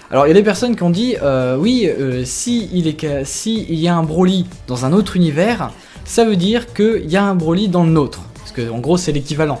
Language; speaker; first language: French; native; French